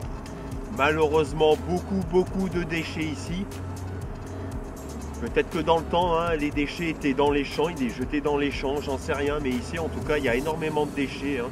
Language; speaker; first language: French; native; French